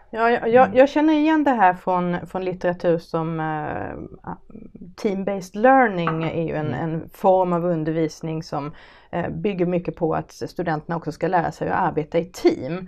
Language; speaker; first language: Swedish; native; Swedish